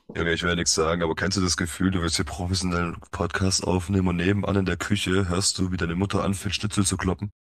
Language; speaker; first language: German; early bilingual, other home language; Polish